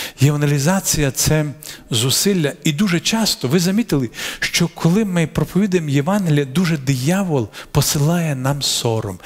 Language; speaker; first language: Ukrainian; non-native, local second language; Russian